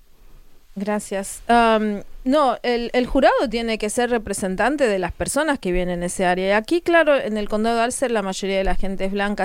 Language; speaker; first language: Spanish; native; Spanish